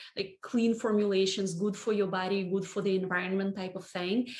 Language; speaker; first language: English; non-native, fluent; Russian